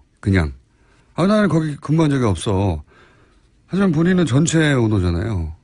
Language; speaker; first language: Korean; native; Korean